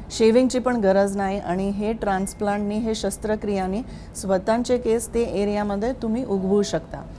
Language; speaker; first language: Marathi; non-native, local second language; Hindi